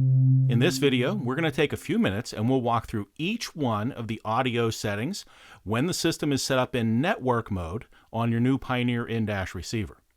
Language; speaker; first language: English; native; English